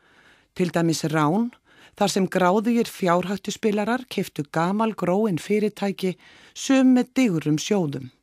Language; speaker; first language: Icelandic; native; Icelandic